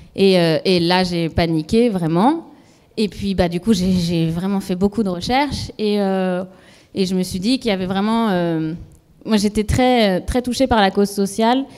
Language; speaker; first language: French; native; French